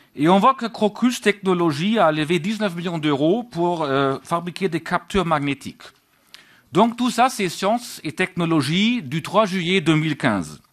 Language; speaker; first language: French; non-native, fluent; German